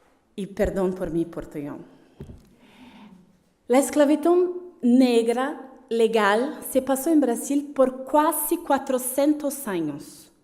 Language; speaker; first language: Spanish; non-native, fluent; Portuguese